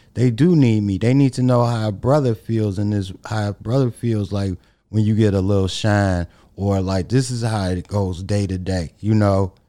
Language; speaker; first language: English; native; English